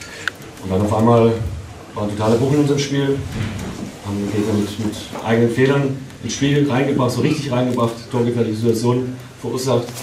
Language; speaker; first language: German; native; German